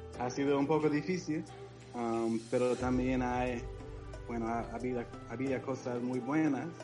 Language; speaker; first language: Spanish; non-native, learner; English